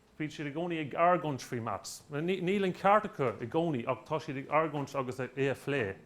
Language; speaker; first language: Irish; non-native, local second language; English